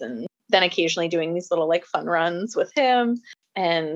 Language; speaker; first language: English; native; English